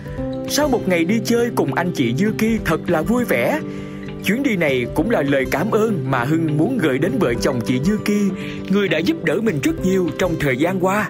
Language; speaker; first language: Vietnamese; native; Vietnamese